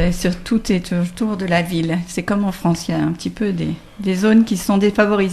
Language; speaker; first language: French; native; French